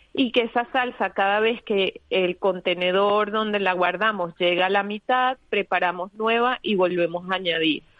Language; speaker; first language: Spanish; native; Spanish